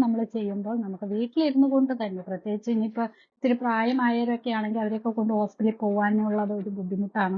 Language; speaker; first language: Malayalam; native; Malayalam